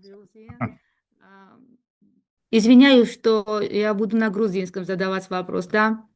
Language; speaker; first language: Russian; non-native, learner; Georgian